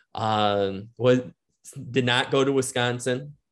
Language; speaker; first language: English; native; English